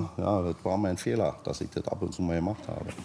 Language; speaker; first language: German; native; German